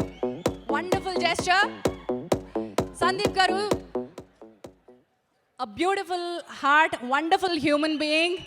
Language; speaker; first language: Telugu; native; Telugu